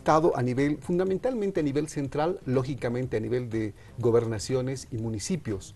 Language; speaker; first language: Spanish; native; Spanish